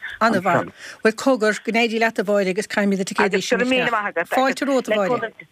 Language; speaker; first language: Irish; native; Irish